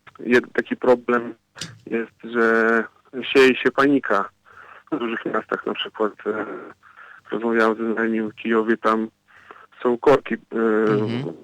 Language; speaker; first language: Polish; non-native, fluent; Ukrainian